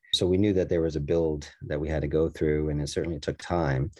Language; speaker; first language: English; native; English